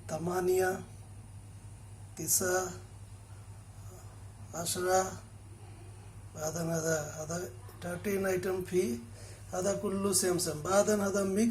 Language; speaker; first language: Arabic; non-native, learner; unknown